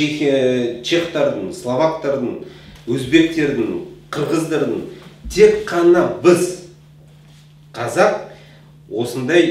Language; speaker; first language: Kazakh; non-native, local second language; Russian